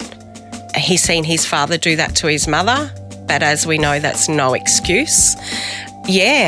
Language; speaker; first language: English; native; English